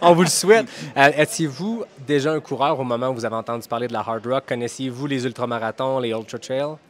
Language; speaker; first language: French; native; French